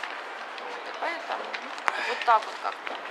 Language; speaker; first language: Russian; native; Russian